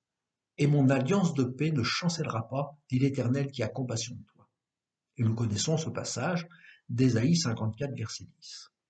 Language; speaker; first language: French; native; French